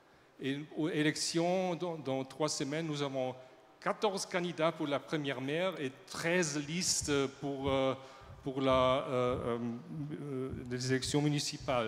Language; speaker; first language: French; non-native, learner; German